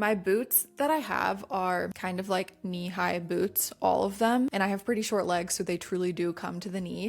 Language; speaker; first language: English; native; English